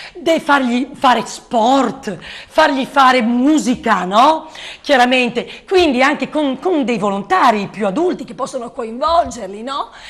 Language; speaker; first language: Italian; native; Italian